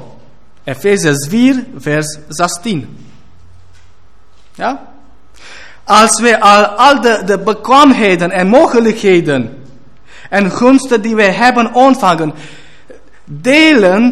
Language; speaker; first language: Dutch; non-native, fluent; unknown